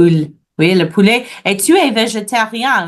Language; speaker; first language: French; non-native, fluent; English